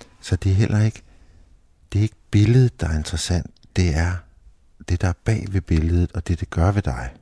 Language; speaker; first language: Danish; native; Danish